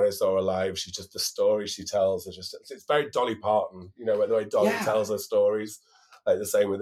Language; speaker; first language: English; native; English